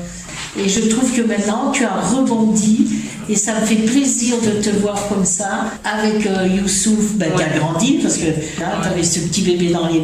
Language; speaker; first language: French; native; French